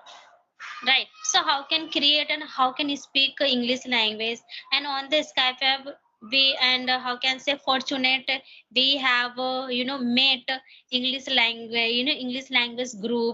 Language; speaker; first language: English; non-native, learner; Hindi